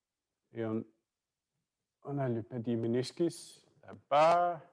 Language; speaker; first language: French; non-native, fluent; English